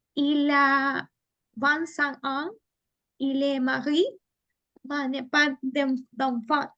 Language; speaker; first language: French; non-native, learner; Spanish